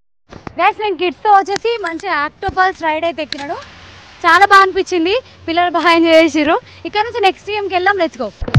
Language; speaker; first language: Telugu; native; Telugu